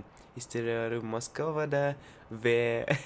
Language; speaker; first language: Turkish; non-native, learner; Russian